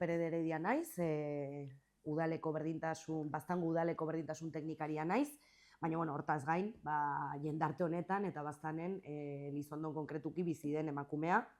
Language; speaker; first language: Basque; native; Basque